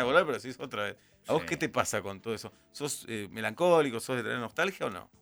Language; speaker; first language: Spanish; native; Spanish